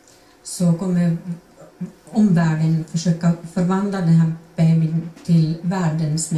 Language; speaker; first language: Swedish; non-native, fluent; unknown